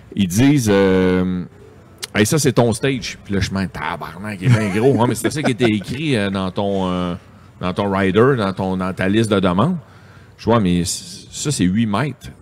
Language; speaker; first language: French; native; French